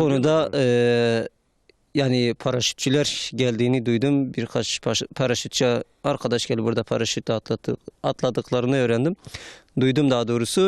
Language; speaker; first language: Turkish; native; Turkish